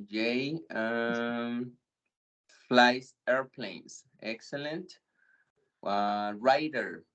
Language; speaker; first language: English; non-native, fluent; Spanish